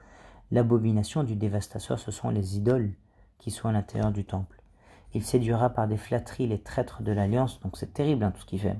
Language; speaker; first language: French; native; French